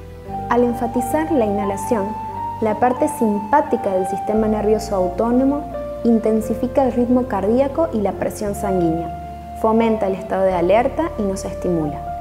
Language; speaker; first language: Spanish; native; Spanish